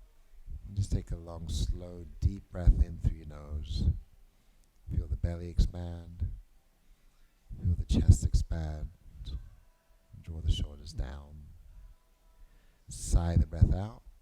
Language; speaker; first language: English; native; English